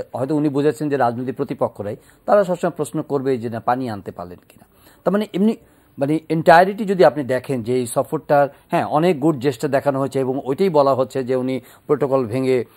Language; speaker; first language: Bangla; native; Bangla